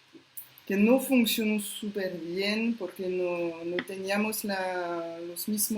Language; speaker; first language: Spanish; non-native, fluent; French